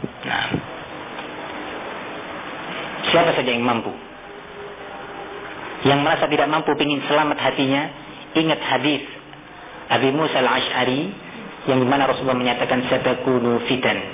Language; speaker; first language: Indonesian; native; Indonesian